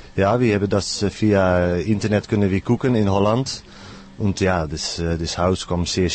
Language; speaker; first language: German; non-native, learner; Dutch